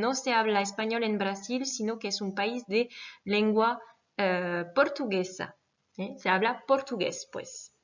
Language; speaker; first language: Spanish; non-native, fluent; French